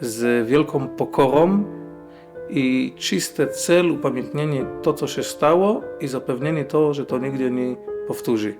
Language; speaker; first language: Polish; non-native, fluent; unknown